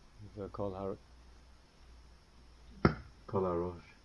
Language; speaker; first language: Hebrew; non-native, fluent; English